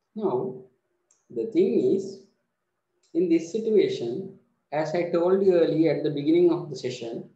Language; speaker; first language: English; non-native, local second language; Sinhala